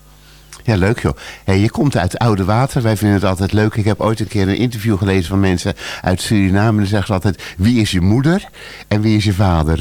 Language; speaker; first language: Dutch; native; Dutch